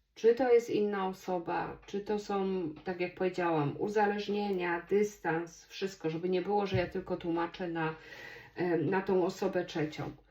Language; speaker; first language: Polish; native; Polish